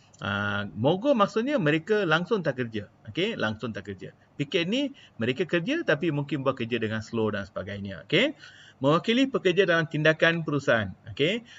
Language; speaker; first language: Malay; non-native, local second language; Tamil